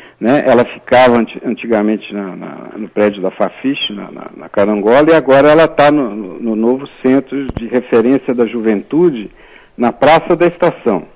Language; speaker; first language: Portuguese; native; Portuguese